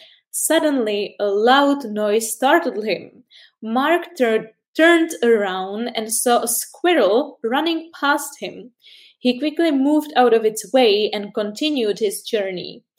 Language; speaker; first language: English; non-native, fluent; Czech